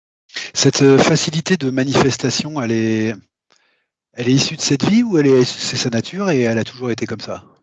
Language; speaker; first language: French; native; French